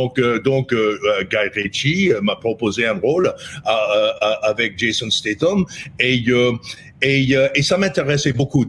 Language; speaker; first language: French; non-native, fluent; English